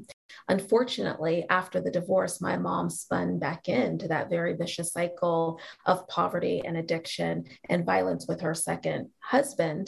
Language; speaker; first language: English; native; English